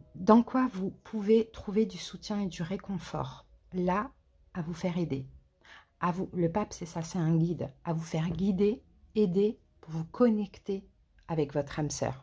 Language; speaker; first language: French; native; French